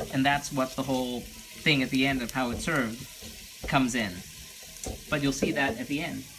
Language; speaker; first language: English; native; English